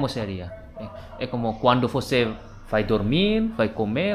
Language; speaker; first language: Portuguese; non-native, learner; Indonesian